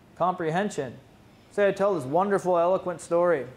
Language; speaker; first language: English; native; English